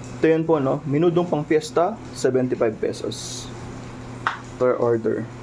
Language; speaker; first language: Filipino; non-native, local second language; Pampanga